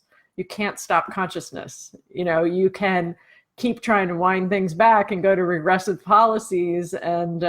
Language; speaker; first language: English; native; English